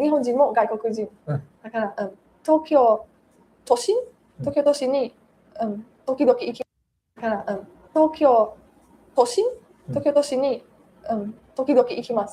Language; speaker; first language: Japanese; non-native, learner; Slovak